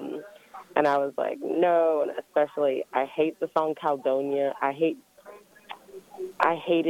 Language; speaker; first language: English; native; English